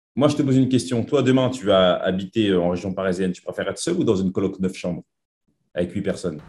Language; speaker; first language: French; native; French